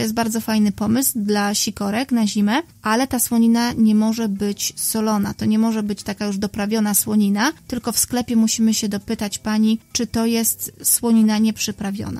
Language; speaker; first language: Polish; native; Polish